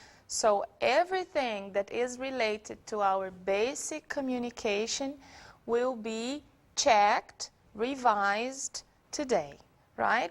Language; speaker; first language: English; non-native, fluent; Portuguese